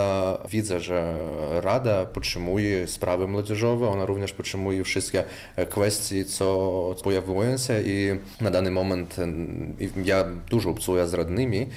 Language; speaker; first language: Polish; non-native, local second language; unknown